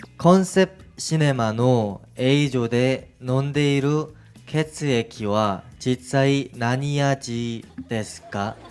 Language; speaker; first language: Japanese; non-native, learner; Korean